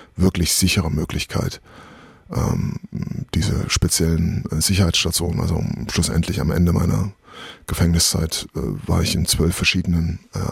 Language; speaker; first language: German; native; German